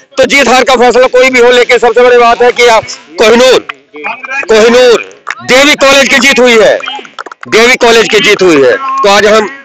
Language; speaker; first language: Hindi; non-native, local second language; Punjabi